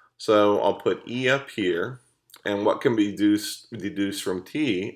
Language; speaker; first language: English; native; English